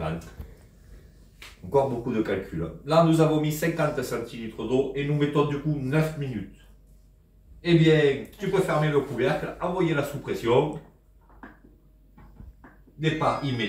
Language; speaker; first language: French; native; French